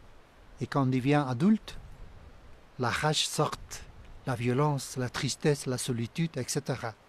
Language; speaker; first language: French; non-native, fluent; Spanish